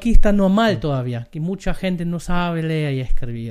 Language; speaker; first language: Spanish; non-native, learner; German